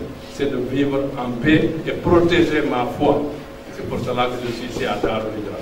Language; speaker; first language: French; non-native, local second language; Fula